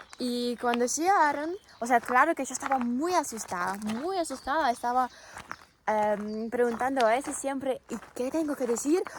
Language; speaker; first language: Spanish; non-native, fluent; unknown